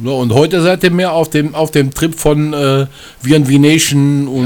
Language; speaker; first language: German; native; German